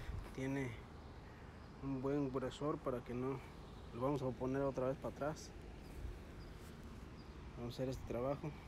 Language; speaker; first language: Spanish; native; Spanish